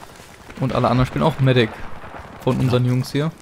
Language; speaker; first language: German; native; German